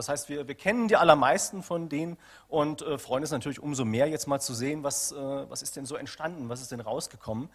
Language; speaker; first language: German; native; German